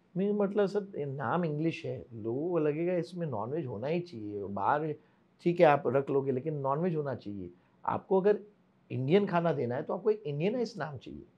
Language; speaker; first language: Hindi; non-native, local second language; Marathi